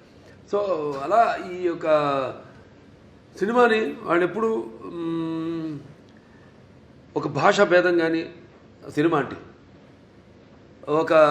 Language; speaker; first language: Telugu; native; Telugu